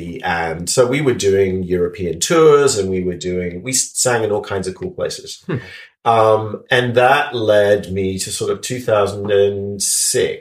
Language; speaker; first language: English; native; English